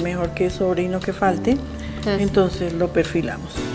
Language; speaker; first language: Spanish; native; Spanish